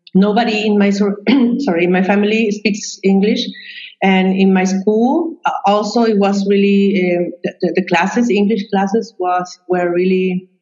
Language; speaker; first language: English; non-native, fluent; Spanish